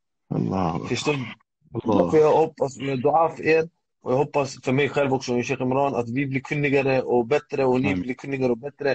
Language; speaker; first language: Swedish; early bilingual, other home language; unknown